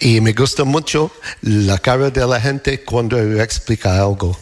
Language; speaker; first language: Spanish; non-native, learner; English